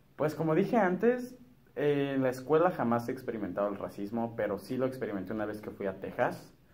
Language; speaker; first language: Spanish; native; Spanish